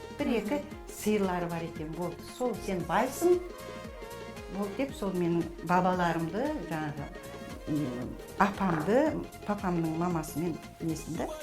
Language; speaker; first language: Kazakh; non-native, local second language; Azerbaijani